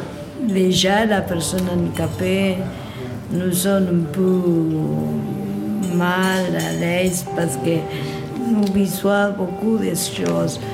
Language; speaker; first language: French; non-native, learner; Spanish